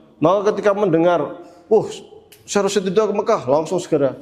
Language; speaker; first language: Indonesian; native; Indonesian